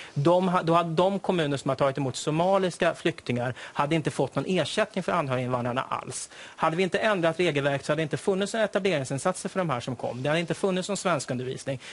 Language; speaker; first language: Swedish; native; Swedish